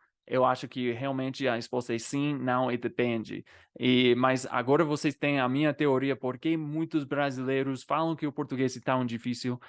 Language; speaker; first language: Portuguese; non-native, fluent; English